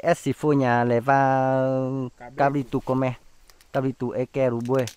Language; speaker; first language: Portuguese; non-native, learner; Vietnamese